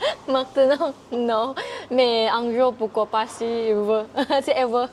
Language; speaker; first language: French; non-native, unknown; Thai